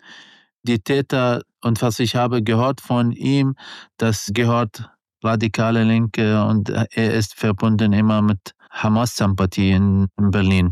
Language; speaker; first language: German; non-native, learner; Arabic